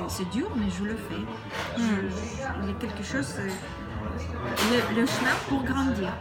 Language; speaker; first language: French; non-native, fluent; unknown